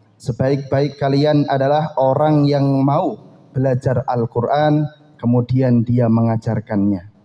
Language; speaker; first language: Indonesian; non-native, local second language; Javanese